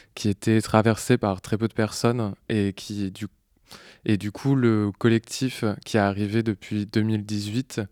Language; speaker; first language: French; native; French